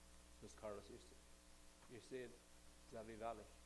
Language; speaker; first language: German; non-native, learner; Plautdietsch